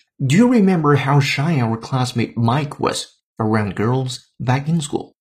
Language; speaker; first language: English; non-native, fluent; Chinese